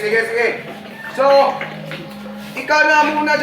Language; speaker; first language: Filipino; non-native, local second language; Cebuano